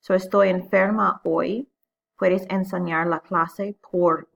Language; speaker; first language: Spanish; non-native, fluent; English